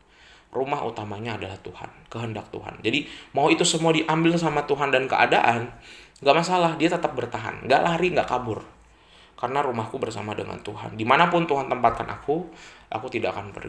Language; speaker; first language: Indonesian; native; Indonesian